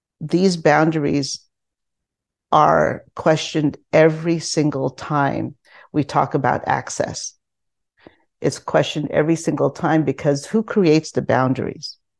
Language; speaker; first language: English; non-native, local second language; Filipino